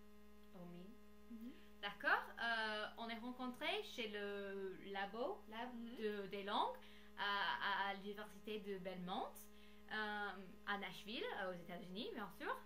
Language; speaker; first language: French; non-native, learner; English